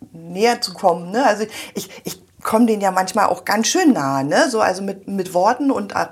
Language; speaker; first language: German; native; German